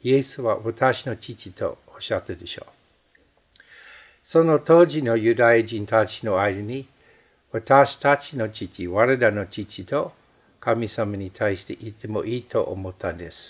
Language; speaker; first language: Japanese; non-native, fluent; English